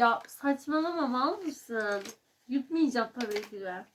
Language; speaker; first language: Turkish; native; Turkish